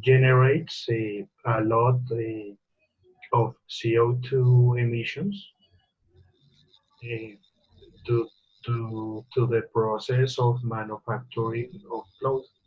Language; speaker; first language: English; non-native, learner; Spanish